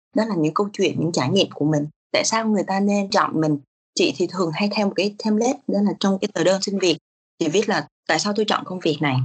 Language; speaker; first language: Vietnamese; native; Vietnamese